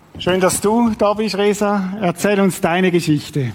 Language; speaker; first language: German; native; German